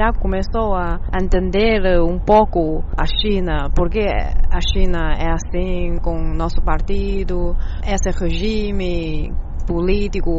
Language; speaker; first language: Portuguese; non-native, learner; Chinese